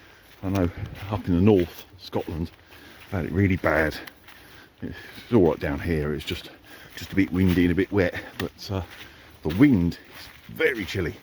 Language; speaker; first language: English; native; English